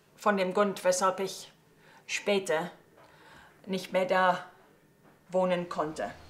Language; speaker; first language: German; early bilingual, heritage; English